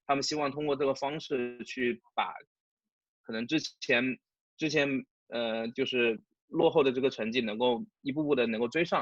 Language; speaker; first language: Chinese; native; Chinese